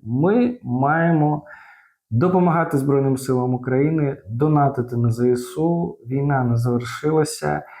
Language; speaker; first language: Ukrainian; native; Ukrainian